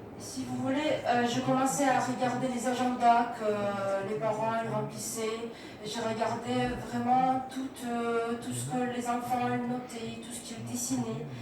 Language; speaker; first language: French; non-native, fluent; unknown